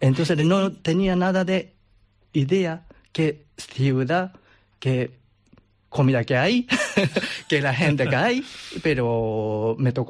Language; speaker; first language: Spanish; non-native, learner; Japanese